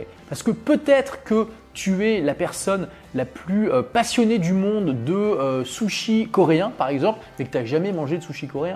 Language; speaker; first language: French; native; French